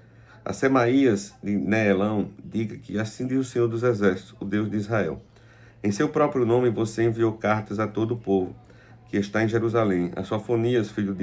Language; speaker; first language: Portuguese; native; Portuguese